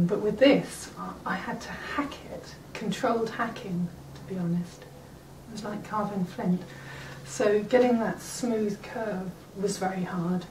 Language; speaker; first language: English; native; English